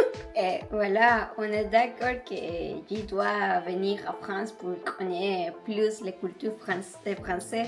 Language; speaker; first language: French; non-native, learner; Spanish